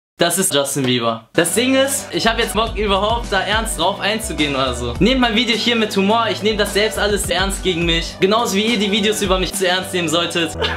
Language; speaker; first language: German; early bilingual, other home language; Albanian